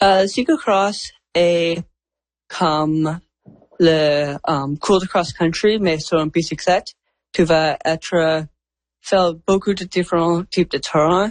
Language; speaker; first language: French; non-native, local second language; English